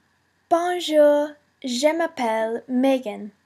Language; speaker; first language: French; non-native, learner; English